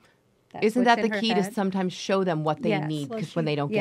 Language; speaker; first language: English; native; English